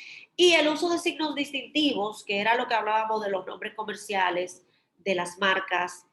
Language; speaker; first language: Spanish; native; Spanish